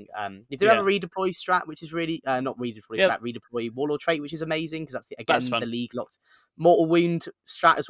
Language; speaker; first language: English; native; English